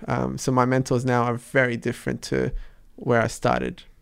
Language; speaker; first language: English; early bilingual, other home language; Arabic